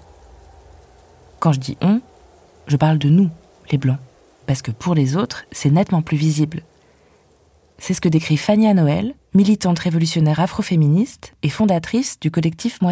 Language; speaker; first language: French; native; French